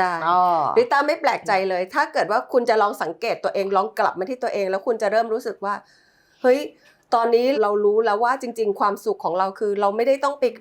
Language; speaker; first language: Thai; native; Thai